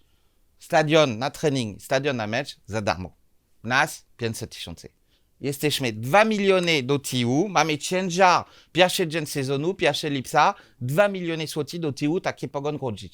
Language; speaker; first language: Polish; non-native, learner; French